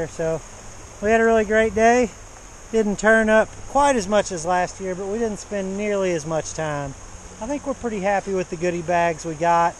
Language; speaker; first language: English; native; English